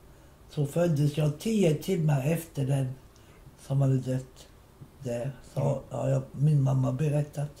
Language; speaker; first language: Swedish; non-native, local second language; Romany